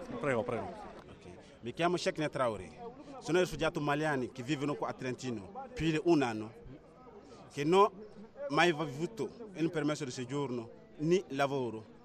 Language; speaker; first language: Italian; non-native, learner; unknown